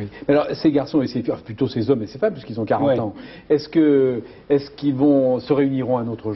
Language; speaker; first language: French; native; French